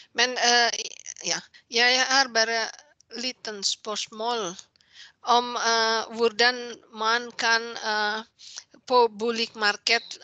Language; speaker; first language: Norwegian; non-native, learner; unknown